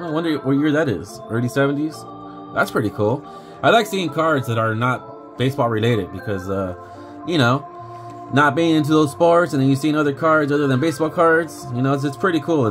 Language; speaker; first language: English; native; English